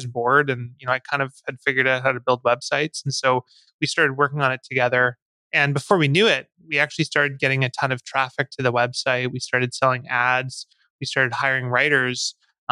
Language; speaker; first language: English; native; English